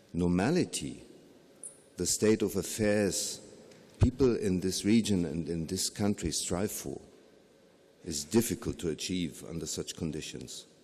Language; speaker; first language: English; non-native, fluent; German